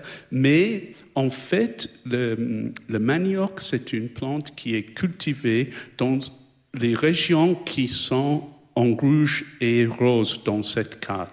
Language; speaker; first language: French; non-native, fluent; English